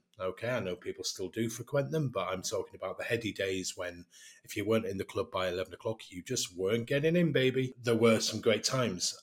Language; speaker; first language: English; native; English